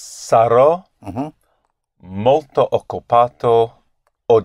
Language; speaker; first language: Italian; non-native, learner; English